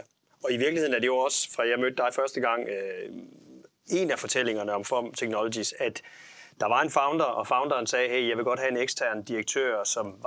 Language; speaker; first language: Danish; native; Danish